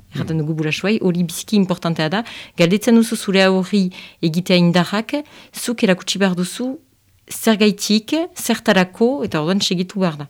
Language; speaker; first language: Basque; non-native, local second language; French